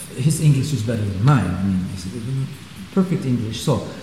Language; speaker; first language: English; non-native, fluent; Swiss German